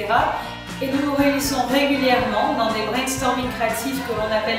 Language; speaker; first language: French; native; French